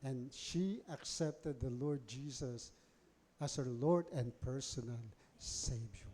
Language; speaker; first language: English; non-native, local second language; Filipino